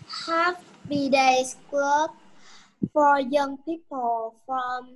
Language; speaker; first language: English; non-native, learner; Vietnamese